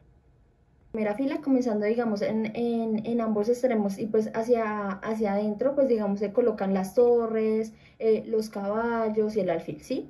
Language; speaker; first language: Spanish; native; Spanish